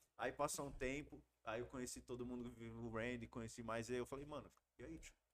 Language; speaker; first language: Portuguese; early bilingual, heritage; Portuguese